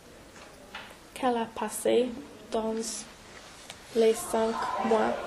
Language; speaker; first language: French; non-native, learner; English